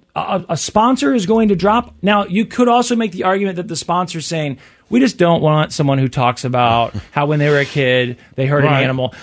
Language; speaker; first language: English; native; English